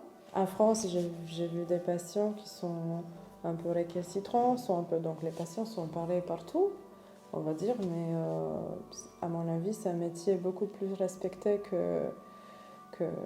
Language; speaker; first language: French; non-native, fluent; Romanian